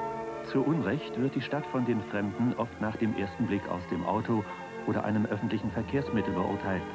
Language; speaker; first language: German; native; German